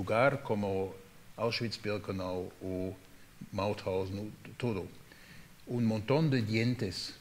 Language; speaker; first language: Spanish; non-native, fluent; German